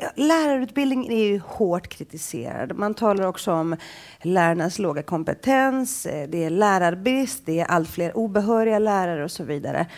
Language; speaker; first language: Swedish; native; Swedish